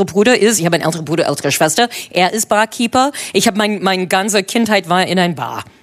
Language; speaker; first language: German; non-native, fluent; English